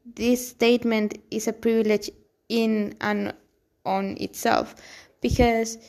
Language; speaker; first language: English; non-native, fluent; Spanish